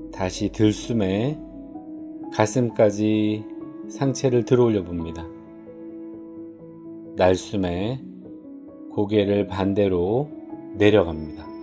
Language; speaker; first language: Korean; native; Korean